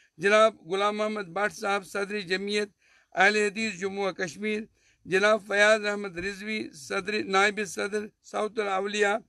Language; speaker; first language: Urdu; non-native, local second language; Kashmiri